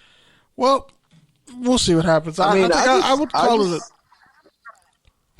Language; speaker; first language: English; native; English